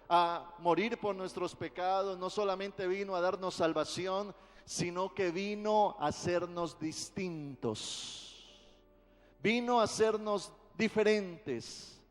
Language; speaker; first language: Spanish; native; Spanish